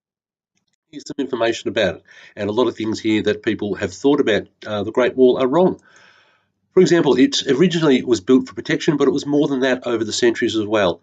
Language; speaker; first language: English; native; English